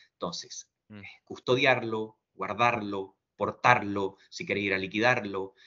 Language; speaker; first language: Spanish; native; Spanish